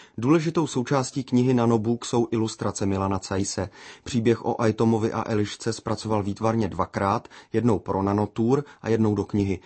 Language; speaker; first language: Czech; native; Czech